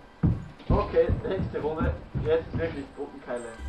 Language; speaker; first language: German; native; German